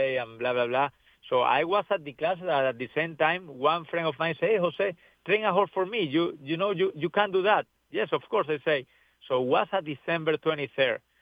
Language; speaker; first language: English; non-native, learner; Spanish